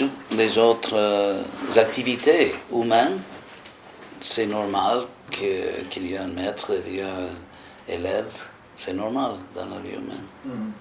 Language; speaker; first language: French; non-native, fluent; English